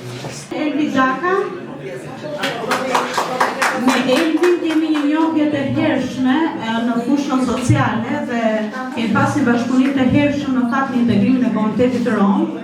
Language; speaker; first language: Albanian; native; Albanian